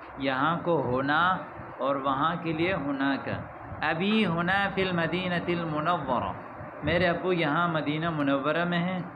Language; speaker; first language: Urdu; native; Urdu